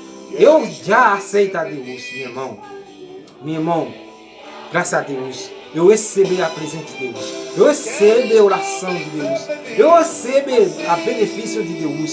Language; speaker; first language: Portuguese; non-native, learner; Haitian Creole